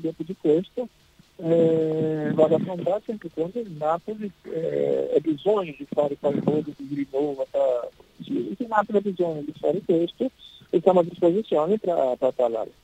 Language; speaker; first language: Italian; non-native, learner; Portuguese